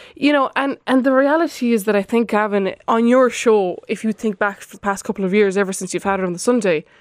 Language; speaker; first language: English; non-native, fluent; Lithuanian